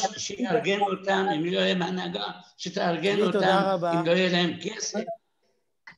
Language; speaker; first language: Hebrew; non-native, fluent; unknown